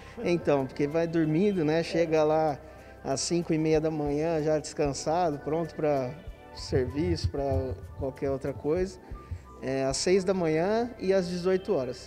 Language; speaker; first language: Portuguese; native; Portuguese